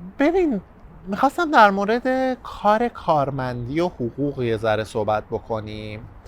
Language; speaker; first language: Persian; native; Persian